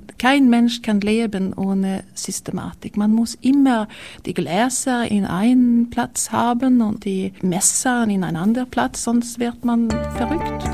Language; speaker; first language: German; non-native, learner; Swedish